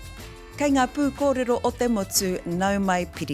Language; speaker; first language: Māori; non-native, local second language; English